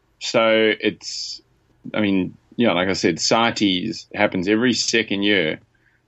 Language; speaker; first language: English; native; English